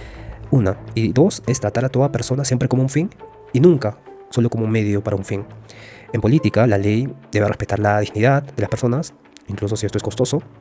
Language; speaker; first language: Spanish; native; Spanish